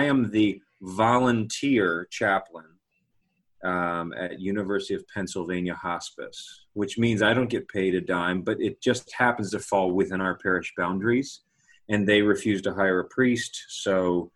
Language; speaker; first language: English; native; English